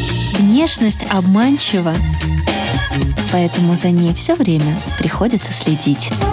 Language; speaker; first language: Russian; native; Russian